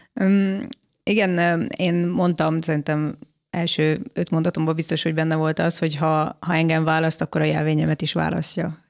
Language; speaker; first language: Hungarian; native; Hungarian